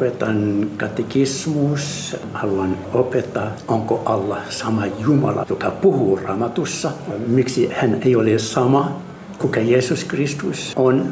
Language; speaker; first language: Finnish; non-native, learner; Arabic